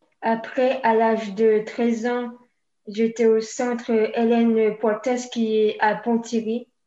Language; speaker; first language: French; native; French